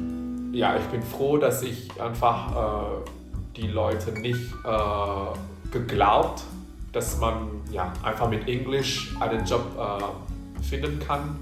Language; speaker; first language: German; non-native, fluent; Indonesian